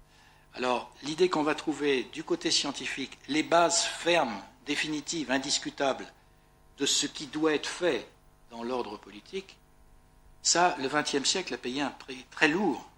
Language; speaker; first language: French; native; French